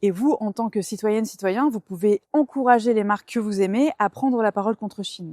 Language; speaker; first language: French; native; French